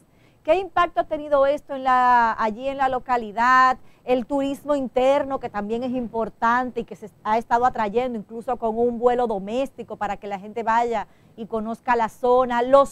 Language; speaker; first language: Spanish; native; Spanish